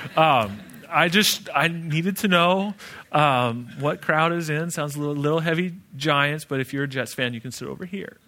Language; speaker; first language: English; native; English